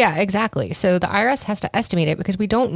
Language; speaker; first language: English; native; English